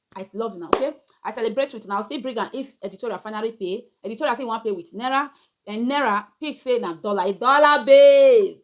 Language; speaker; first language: Nigerian Pidgin; native; Nigerian Pidgin